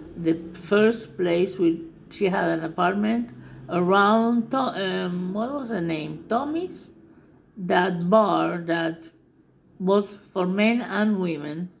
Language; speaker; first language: English; non-native, fluent; Spanish